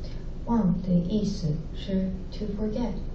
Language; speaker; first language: Chinese; non-native, learner; English